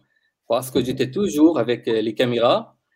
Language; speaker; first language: French; non-native, learner; Arabic